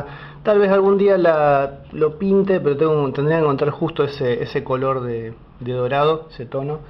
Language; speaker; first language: Spanish; native; Spanish